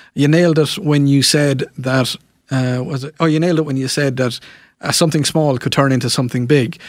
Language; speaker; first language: English; non-native, local second language; Irish